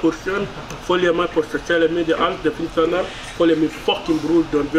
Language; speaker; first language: Swedish; non-native, learner; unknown